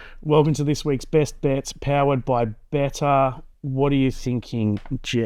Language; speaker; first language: English; native; English